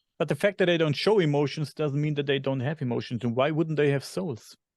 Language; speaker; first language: English; non-native, fluent; German